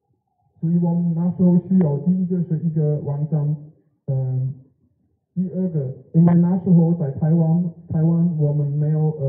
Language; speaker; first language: Chinese; non-native, learner; German